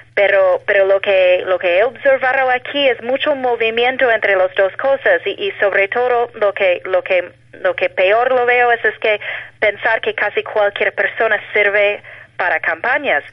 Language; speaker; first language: Spanish; non-native, fluent; English